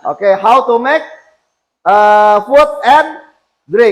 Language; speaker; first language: English; non-native, fluent; Indonesian